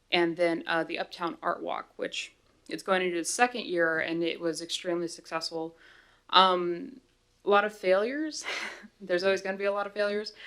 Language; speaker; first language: English; native; English